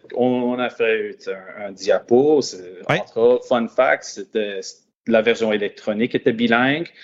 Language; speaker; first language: French; native; French